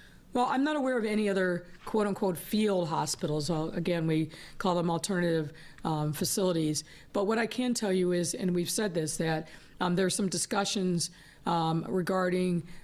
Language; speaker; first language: English; native; English